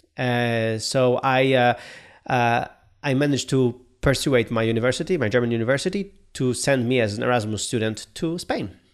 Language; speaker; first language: English; non-native, fluent; Polish